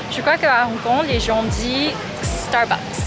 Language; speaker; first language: French; early bilingual, heritage; Cantonese